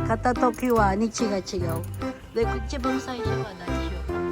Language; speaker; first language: Japanese; non-native, learner; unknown